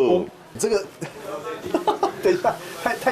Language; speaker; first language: Chinese; native; Chinese